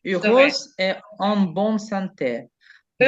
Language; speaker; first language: French; non-native, learner; Ukrainian